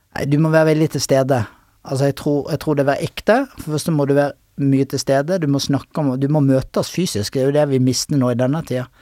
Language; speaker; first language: Norwegian; native; Norwegian